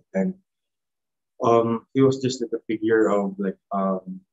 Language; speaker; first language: English; non-native, local second language; Cebuano